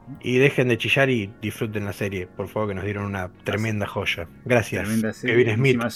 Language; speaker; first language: Spanish; native; Spanish